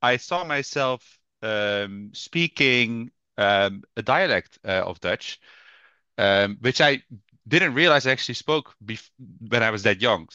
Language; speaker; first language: English; non-native, fluent; Dutch